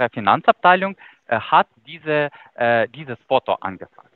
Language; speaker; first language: German; non-native, fluent; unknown